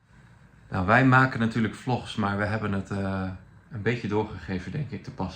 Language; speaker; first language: Dutch; native; Dutch